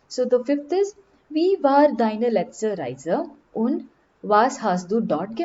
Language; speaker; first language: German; non-native, learner; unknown